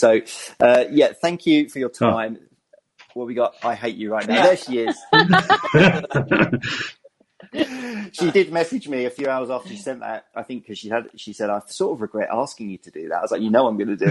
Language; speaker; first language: English; native; English